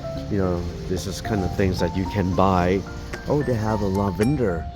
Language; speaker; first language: English; non-native, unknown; Thai